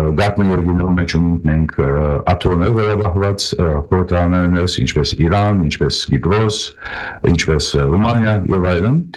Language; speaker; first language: Armenian; early bilingual, heritage; Armenian